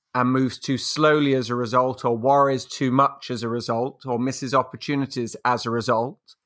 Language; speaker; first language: English; native; English